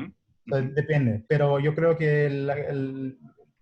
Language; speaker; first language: Spanish; non-native, learner; English